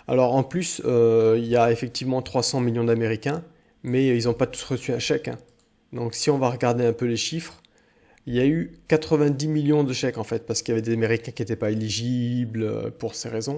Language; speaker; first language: French; native; French